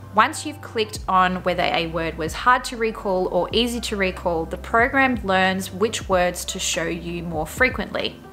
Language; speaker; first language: English; native; English